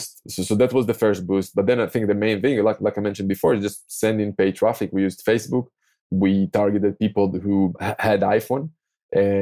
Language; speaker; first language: English; non-native, fluent; Hebrew